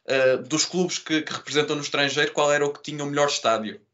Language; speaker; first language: Portuguese; native; Portuguese